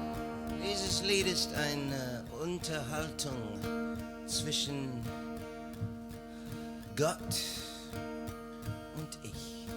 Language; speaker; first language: German; non-native, learner; English